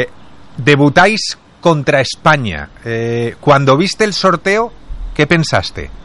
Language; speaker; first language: Spanish; native; Spanish